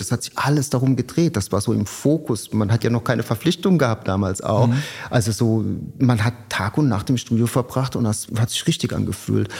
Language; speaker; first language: German; native; German